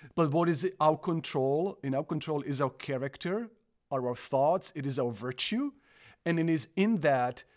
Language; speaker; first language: English; non-native, fluent; Croatian